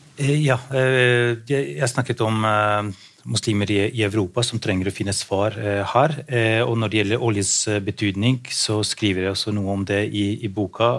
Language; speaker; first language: Norwegian; non-native, fluent; Albanian